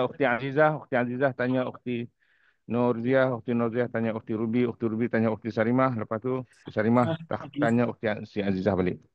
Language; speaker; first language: Malay; native; Malay